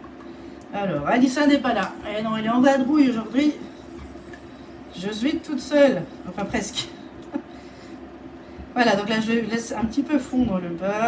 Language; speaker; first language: French; native; French